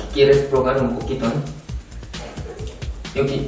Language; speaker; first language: Spanish; non-native, fluent; Korean